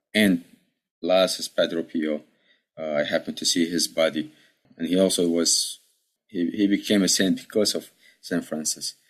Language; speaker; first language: English; early bilingual, other home language; Arabic